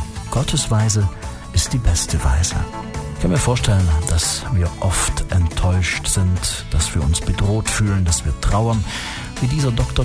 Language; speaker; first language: German; native; German